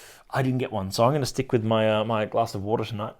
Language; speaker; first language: English; native; English